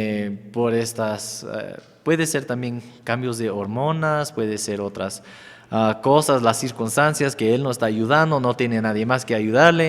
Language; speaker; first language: Spanish; non-native, fluent; English